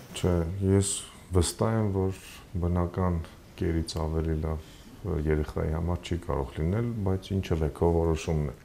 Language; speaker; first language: Armenian; native; Armenian